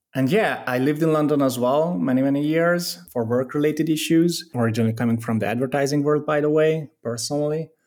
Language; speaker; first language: English; non-native, fluent; Hungarian